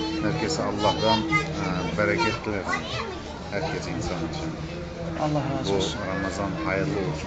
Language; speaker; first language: Turkish; non-native, learner; Uzbek